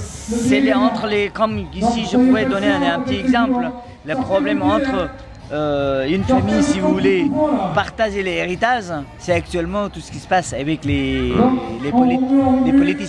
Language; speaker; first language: French; non-native, fluent; Nepali